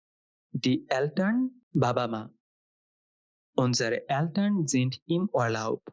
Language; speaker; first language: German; non-native, fluent; Bangla